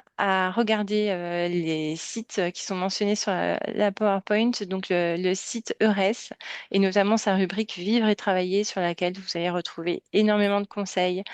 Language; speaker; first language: French; native; French